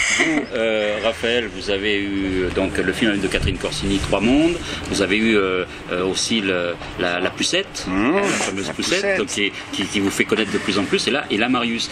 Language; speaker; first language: French; native; French